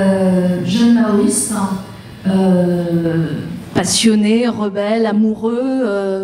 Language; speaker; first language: French; native; French